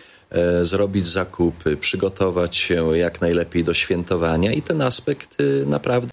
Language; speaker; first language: Polish; native; Polish